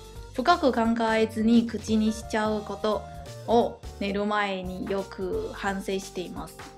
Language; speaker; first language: Japanese; non-native, fluent; Chinese